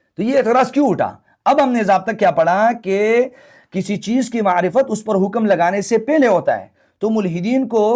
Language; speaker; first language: Urdu; non-native, local second language; Pashto